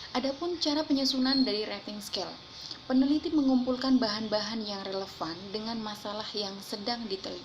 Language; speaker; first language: Indonesian; native; Indonesian